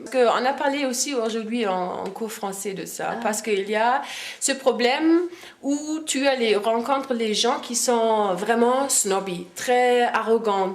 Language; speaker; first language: French; non-native, fluent; German